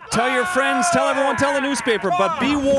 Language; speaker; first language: English; native; English